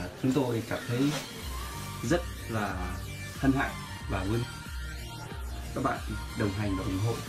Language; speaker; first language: Vietnamese; native; Vietnamese